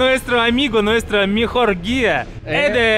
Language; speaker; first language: Spanish; non-native, fluent; Russian